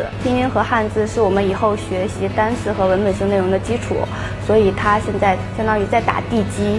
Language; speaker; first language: Chinese; native; Chinese